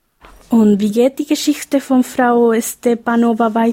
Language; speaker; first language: German; non-native, learner; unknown